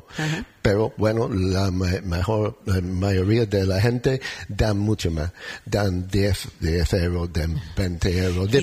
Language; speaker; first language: Spanish; non-native, learner; English